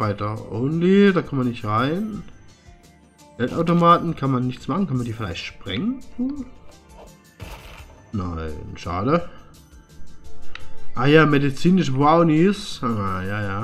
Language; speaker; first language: German; native; German